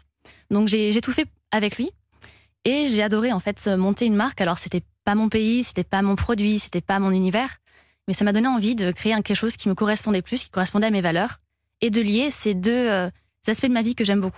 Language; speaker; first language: French; native; French